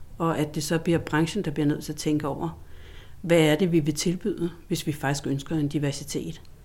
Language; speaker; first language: Danish; native; Danish